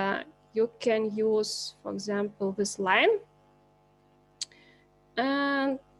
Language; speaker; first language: English; non-native, learner; Lithuanian